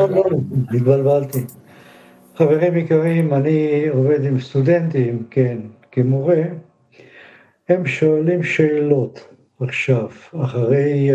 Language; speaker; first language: Hebrew; non-native, fluent; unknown